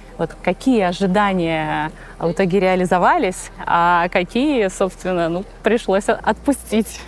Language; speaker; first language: Russian; native; Russian